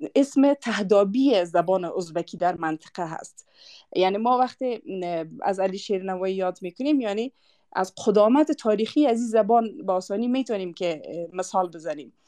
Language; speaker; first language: Persian; non-native, local second language; Uzbek